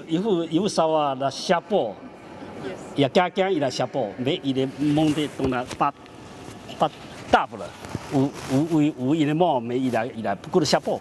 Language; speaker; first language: French; non-native, learner; Chinese